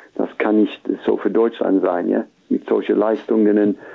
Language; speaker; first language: German; non-native, fluent; English